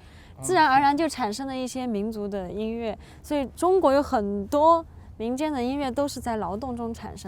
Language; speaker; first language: Chinese; native; Chinese